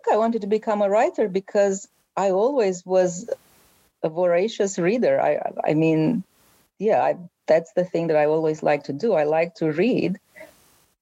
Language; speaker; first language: English; non-native, fluent; Romanian